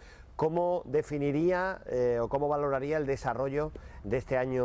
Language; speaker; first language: Spanish; native; Spanish